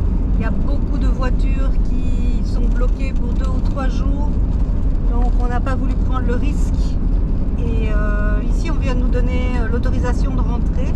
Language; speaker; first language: French; native; French